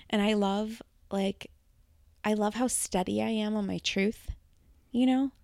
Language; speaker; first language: English; native; English